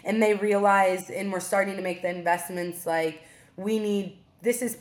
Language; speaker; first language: English; native; English